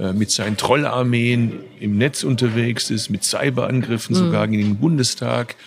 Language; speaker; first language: German; early bilingual, other home language; Turkish